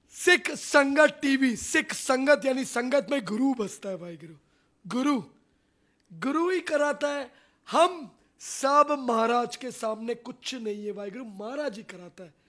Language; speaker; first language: Hindi; non-native, local second language; Punjabi